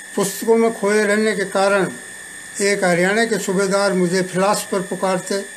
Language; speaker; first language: Hindi; native; Hindi